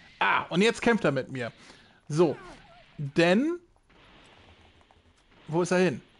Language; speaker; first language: German; native; German